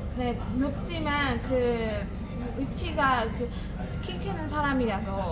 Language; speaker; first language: Korean; non-native, learner; Burmese